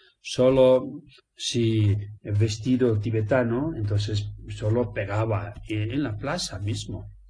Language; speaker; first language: Spanish; non-native, learner; Tibetan